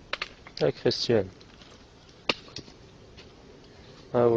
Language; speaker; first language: French; native; French